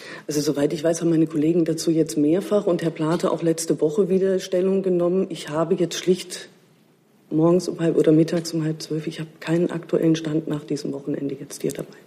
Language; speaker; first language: German; native; German